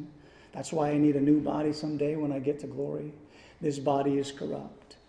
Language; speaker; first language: English; native; English